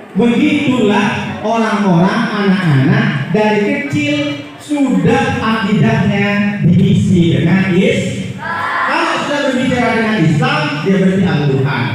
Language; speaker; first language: Indonesian; non-native, local second language; Madurese